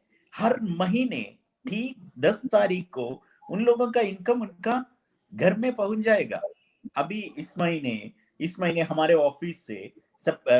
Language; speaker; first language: Hindi; non-native, fluent; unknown